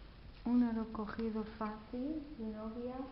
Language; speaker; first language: Spanish; non-native, learner; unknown